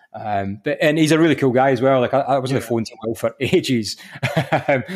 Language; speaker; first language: English; native; English